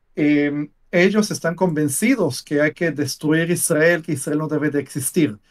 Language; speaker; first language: Spanish; non-native, fluent; Hebrew